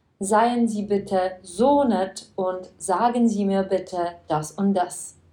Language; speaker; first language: German; non-native, fluent; Czech